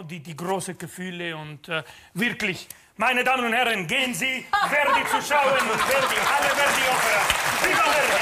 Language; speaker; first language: German; non-native, fluent; Spanish